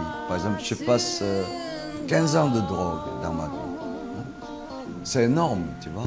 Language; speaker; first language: French; non-native, learner; Korean